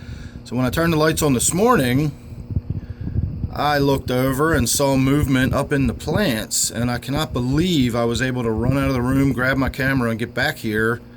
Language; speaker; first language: English; native; English